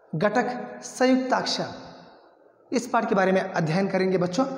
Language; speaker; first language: Hindi; non-native, local second language; Kannada